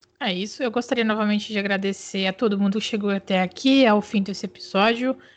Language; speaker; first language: Portuguese; native; Portuguese